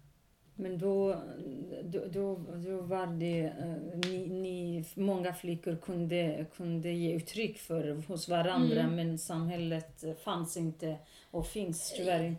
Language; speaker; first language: Swedish; non-native, local second language; Kurdish